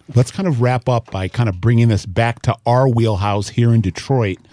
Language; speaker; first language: English; native; English